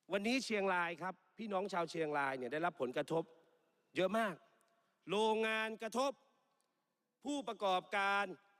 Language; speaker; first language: Thai; native; Thai